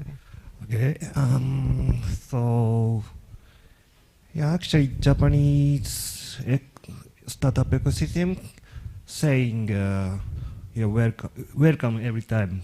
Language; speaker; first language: English; non-native, learner; Japanese